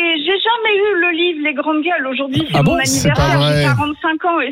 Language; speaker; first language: French; native; French